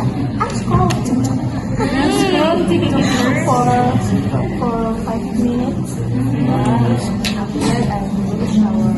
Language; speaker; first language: English; non-native, learner; Indonesian